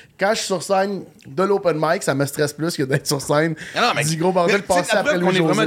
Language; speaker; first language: French; native; French